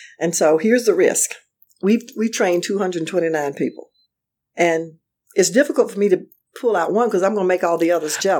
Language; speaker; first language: English; native; English